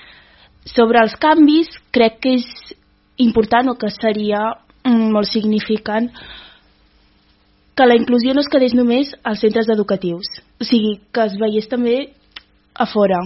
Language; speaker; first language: Catalan; early bilingual, other home language; Wolof